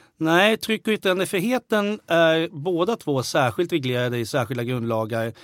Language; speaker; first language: Swedish; native; Swedish